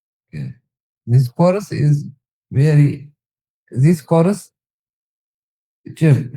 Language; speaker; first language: English; non-native, learner; Tigrinya